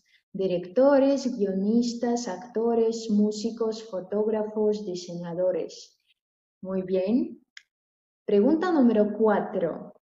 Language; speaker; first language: Spanish; non-native, fluent; Russian